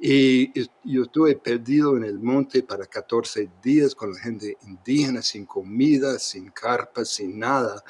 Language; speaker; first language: Spanish; non-native, fluent; English